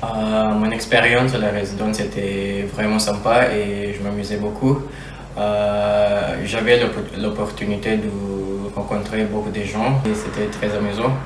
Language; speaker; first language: French; non-native, fluent; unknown